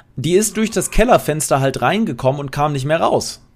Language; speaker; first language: German; non-native, fluent; Polish